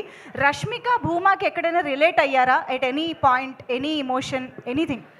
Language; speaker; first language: Telugu; native; Telugu